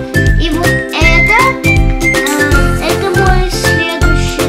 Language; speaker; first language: Russian; early bilingual, heritage; Russian